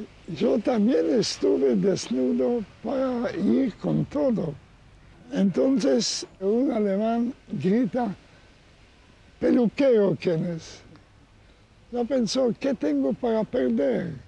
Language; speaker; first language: Spanish; non-native, learner; Yiddish